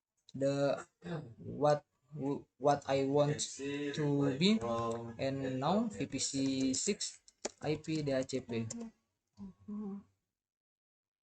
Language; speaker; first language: English; non-native, learner; Indonesian